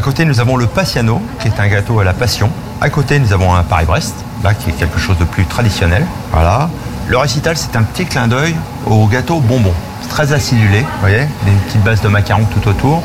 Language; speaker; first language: French; native; French